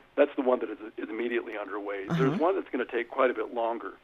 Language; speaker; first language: English; native; English